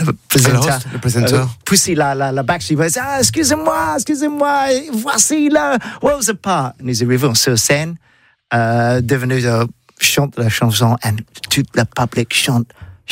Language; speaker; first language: French; non-native, learner; English